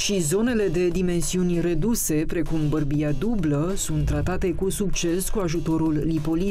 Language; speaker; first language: Romanian; native; Romanian